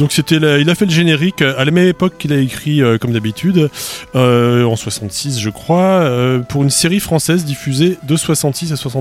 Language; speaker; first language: French; native; French